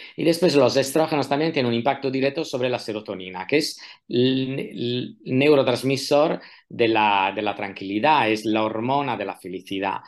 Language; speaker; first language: Spanish; non-native, fluent; Italian